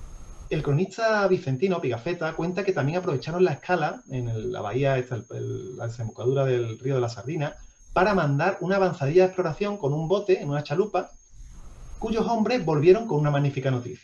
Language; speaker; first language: Spanish; native; Spanish